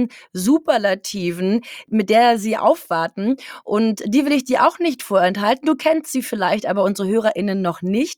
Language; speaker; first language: German; native; German